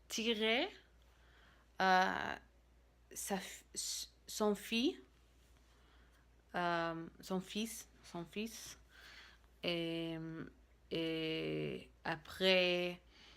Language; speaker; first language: French; non-native, learner; English